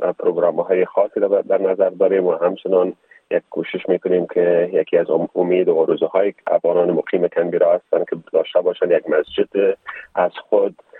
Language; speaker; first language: Persian; native; Persian